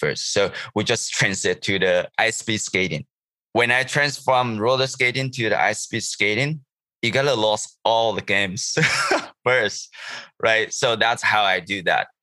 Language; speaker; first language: English; non-native, learner; Chinese